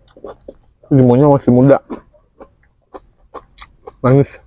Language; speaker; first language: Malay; non-native, local second language; Sundanese